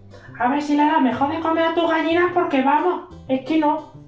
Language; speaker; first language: Spanish; native; Spanish